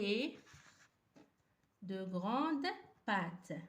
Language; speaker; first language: French; non-native, fluent; Arabic